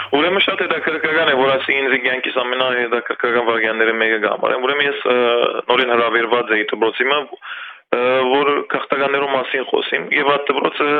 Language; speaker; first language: Armenian; early bilingual, heritage; Armenian